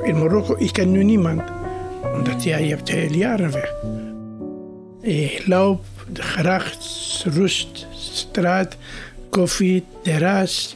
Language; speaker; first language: Dutch; non-native, fluent; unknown